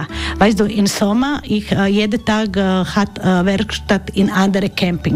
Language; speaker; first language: German; non-native, learner; Croatian